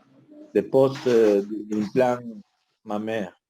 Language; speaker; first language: French; non-native, learner; Spanish